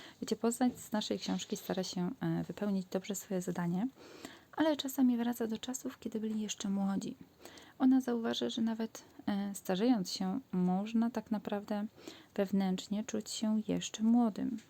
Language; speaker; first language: Polish; native; Polish